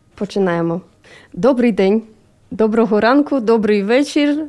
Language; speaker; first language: Ukrainian; non-native, local second language; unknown